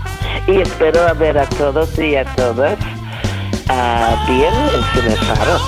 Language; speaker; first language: Spanish; non-native, fluent; English